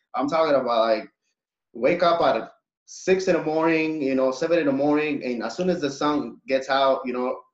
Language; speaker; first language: English; early bilingual, other home language; Spanish